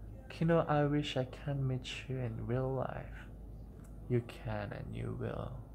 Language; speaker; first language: English; non-native, learner; Korean